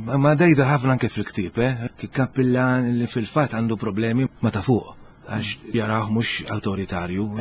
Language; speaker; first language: Maltese; early bilingual, heritage; Italian